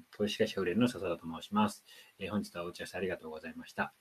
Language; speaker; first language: Japanese; native; Japanese